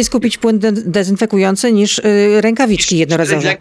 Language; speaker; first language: Polish; native; Polish